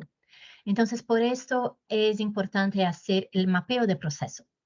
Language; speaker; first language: Spanish; non-native, fluent; Portuguese